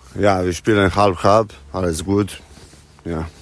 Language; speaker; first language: German; non-native, learner; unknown